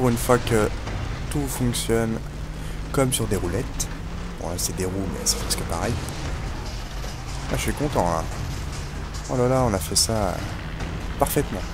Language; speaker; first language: French; native; French